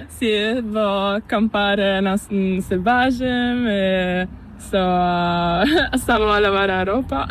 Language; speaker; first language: Spanish; non-native, learner; Portuguese